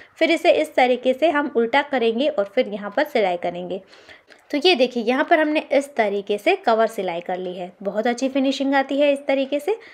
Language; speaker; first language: Hindi; non-native, local second language; Gujarati